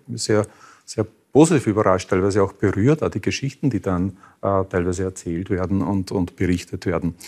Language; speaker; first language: German; native; German